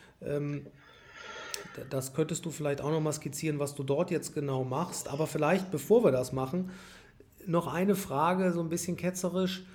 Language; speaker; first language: German; native; German